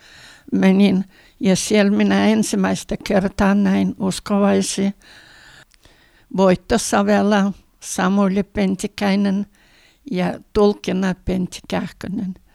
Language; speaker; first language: Finnish; early bilingual, heritage; Finnish